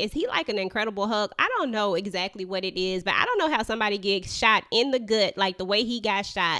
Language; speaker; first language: English; native; English